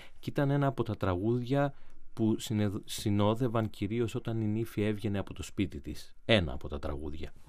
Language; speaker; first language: Greek; native; Greek